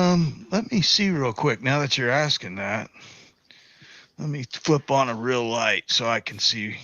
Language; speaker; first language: English; native; English